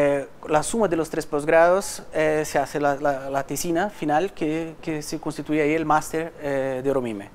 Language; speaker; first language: Spanish; non-native, fluent; Portuguese